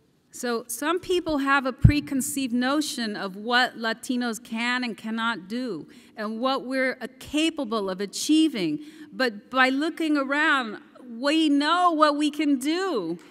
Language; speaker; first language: English; early bilingual, other home language; Spanish